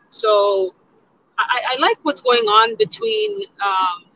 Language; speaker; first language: English; non-native, fluent; Tigrinya